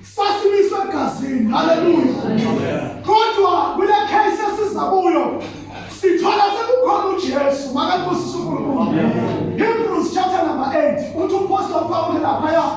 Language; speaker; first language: Zulu; native; Zulu